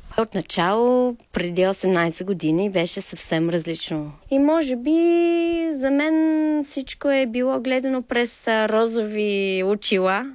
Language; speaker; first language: Bulgarian; non-native, fluent; English